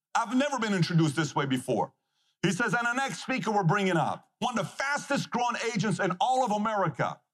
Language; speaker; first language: English; non-native, fluent; Persian